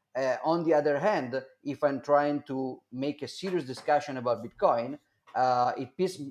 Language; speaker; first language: English; non-native, fluent; Italian